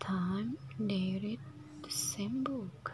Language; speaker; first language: English; non-native, learner; Indonesian